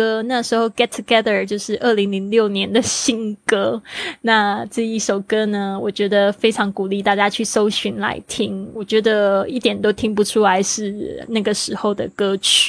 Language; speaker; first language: Chinese; native; Chinese